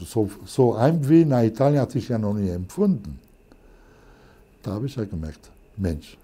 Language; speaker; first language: German; non-native, fluent; Italian